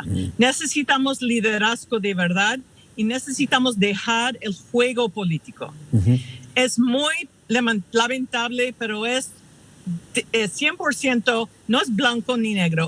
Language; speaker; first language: Spanish; non-native, fluent; English